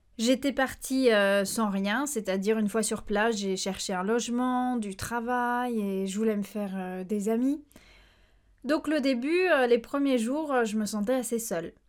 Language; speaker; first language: French; native; French